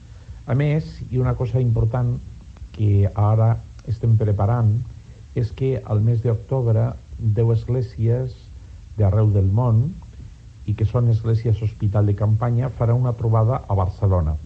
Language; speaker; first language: Catalan; non-native, local second language; Spanish